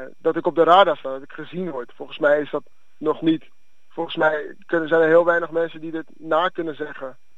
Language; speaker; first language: Dutch; early bilingual, other home language; Akan